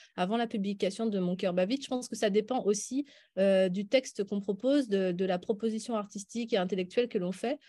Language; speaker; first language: French; native; French